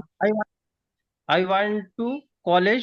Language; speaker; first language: English; non-native, learner; Hindi